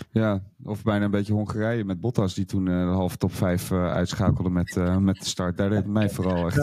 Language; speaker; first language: Dutch; native; Dutch